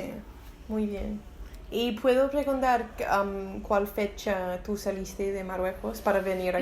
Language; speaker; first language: Spanish; non-native, learner; English